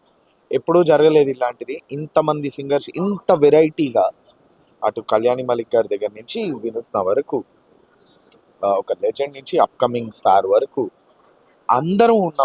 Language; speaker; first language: Telugu; native; Telugu